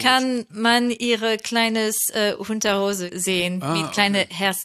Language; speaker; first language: German; non-native, fluent; French